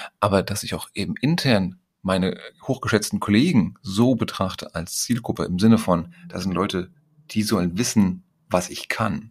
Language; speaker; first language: German; native; German